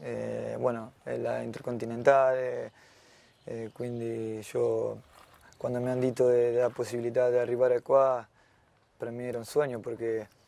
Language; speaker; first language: Italian; non-native, fluent; Spanish